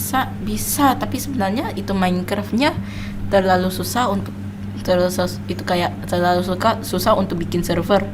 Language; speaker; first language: Indonesian; non-native, local second language; English